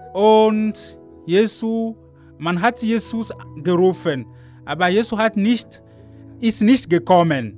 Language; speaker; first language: German; non-native, learner; Ewe